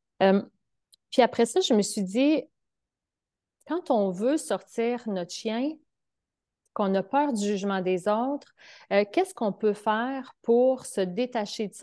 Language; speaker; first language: French; native; French